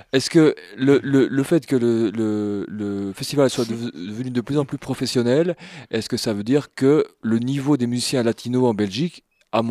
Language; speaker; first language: French; native; French